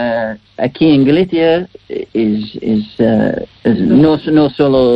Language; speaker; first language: Spanish; non-native, learner; English